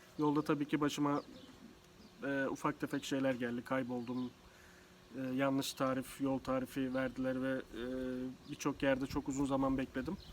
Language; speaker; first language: Turkish; native; Turkish